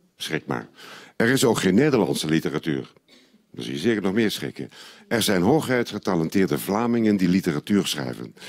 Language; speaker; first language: Dutch; native; Dutch